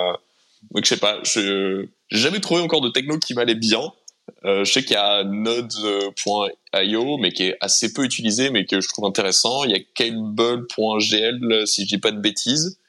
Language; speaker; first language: French; native; French